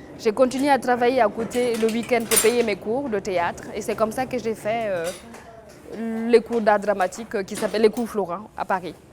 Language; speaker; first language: French; non-native, local second language; Mossi